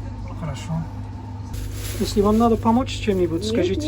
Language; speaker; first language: Russian; non-native, learner; English